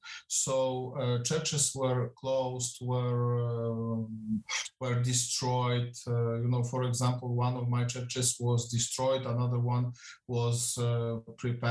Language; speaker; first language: English; non-native, fluent; Polish